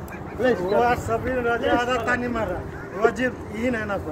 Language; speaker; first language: Arabic; non-native, learner; Nepali